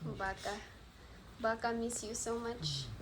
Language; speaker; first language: English; non-native, local second language; Filipino